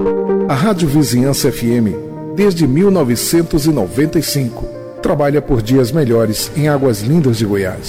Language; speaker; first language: Portuguese; native; Portuguese